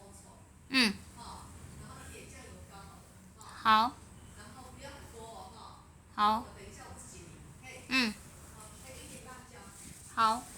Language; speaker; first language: Chinese; early bilingual, heritage; Chinese